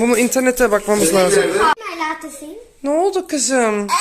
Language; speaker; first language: Turkish; non-native, learner; Dutch